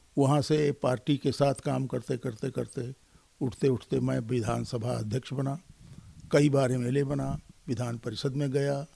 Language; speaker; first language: Hindi; native; Hindi